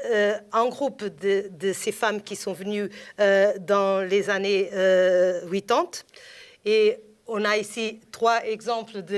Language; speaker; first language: French; non-native, fluent; Portuguese